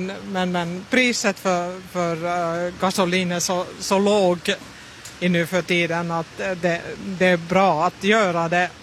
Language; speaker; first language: Swedish; non-native, fluent; Finnish